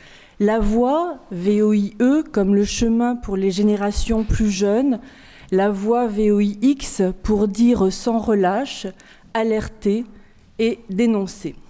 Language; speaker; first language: French; native; French